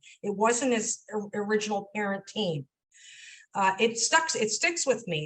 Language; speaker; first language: English; native; English